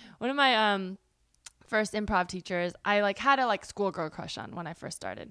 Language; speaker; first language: English; early bilingual, other home language; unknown